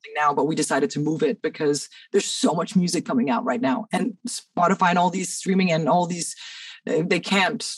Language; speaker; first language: English; early bilingual, other home language; Danish